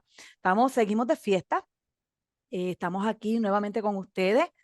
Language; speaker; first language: Spanish; native; Spanish